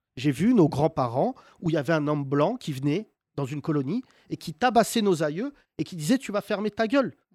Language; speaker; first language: French; native; French